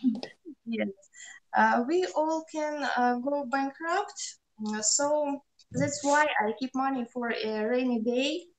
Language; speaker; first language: English; non-native, learner; Russian